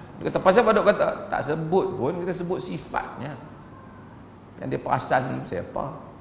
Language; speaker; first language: Malay; native; Malay